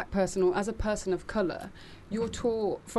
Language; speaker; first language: English; native; English